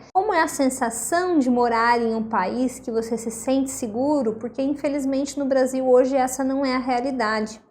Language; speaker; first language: Portuguese; native; Portuguese